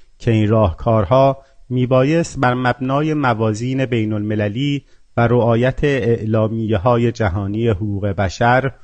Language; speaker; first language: Persian; non-native, local second language; Azerbaijani